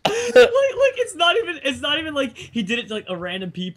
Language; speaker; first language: English; native; English